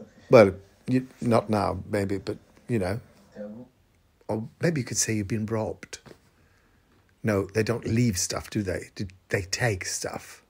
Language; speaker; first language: English; non-native, fluent; Swedish